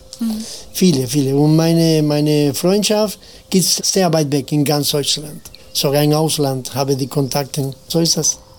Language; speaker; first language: German; non-native, fluent; Spanish